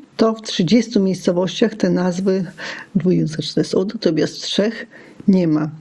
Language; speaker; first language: Polish; non-native, local second language; Lithuanian